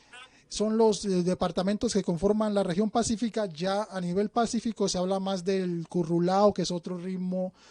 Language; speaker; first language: Spanish; native; Spanish